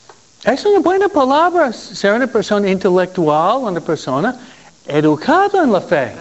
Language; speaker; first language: Spanish; non-native, fluent; English